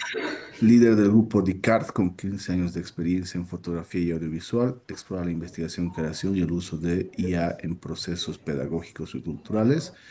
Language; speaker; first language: Spanish; native; Spanish